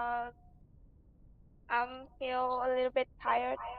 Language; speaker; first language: English; non-native, learner; Vietnamese